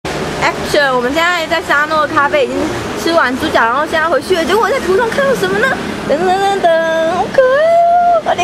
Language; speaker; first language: Chinese; native; Chinese